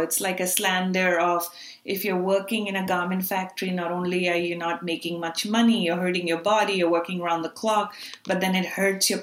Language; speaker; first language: English; non-native, local second language; Urdu